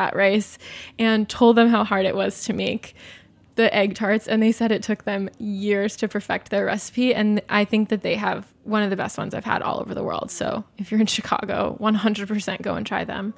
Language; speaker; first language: English; native; English